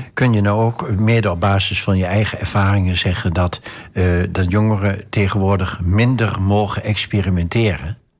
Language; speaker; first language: Dutch; native; Dutch